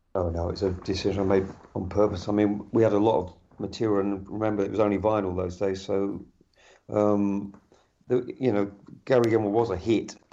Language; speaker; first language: English; native; English